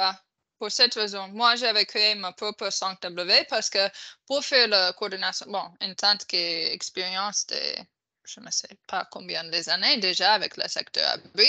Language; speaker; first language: French; non-native, fluent; English